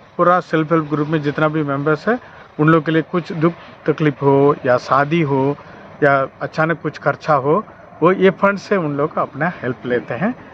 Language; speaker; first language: Hindi; non-native, local second language; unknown